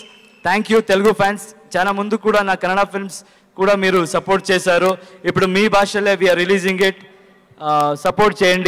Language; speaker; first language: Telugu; non-native, learner; Kannada